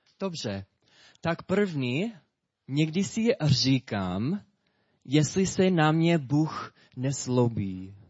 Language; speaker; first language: Czech; non-native, fluent; English